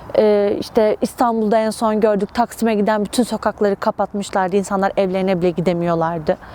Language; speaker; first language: Turkish; native; Turkish